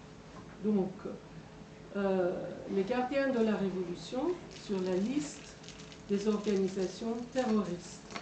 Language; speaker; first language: French; non-native, fluent; Persian